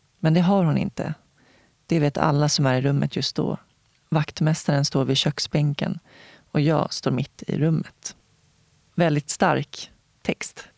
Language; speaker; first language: Swedish; native; Swedish